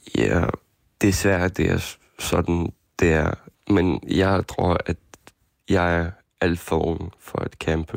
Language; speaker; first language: Danish; non-native, fluent; Ukrainian